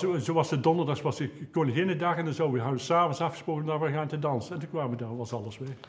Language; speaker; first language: Dutch; native; Dutch